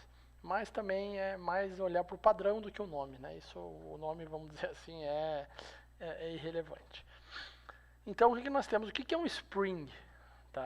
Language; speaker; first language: Portuguese; native; Portuguese